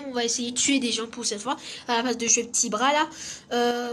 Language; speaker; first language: French; native; French